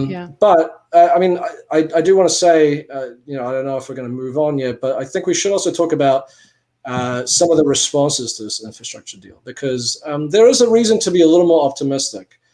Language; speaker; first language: English; native; English